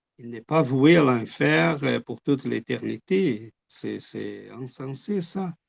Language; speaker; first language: French; non-native, fluent; Portuguese